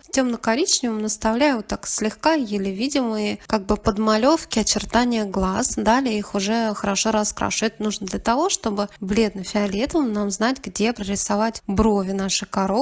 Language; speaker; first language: Russian; native; Russian